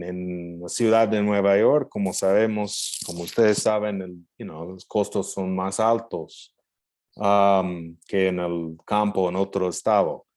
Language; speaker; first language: Spanish; non-native, fluent; English